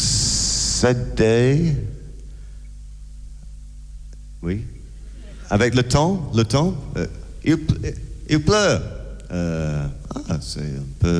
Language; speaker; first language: French; non-native, learner; English